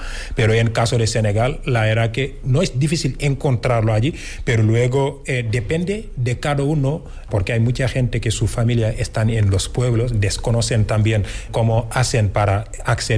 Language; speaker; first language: Spanish; non-native, fluent; Wolof